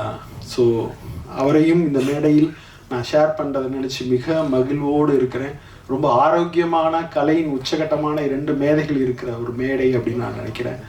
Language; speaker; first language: Tamil; native; Tamil